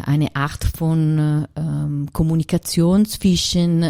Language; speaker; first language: German; non-native, fluent; Italian